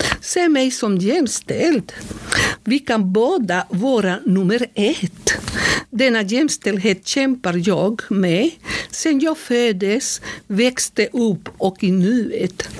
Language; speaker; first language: Swedish; non-native, fluent; Spanish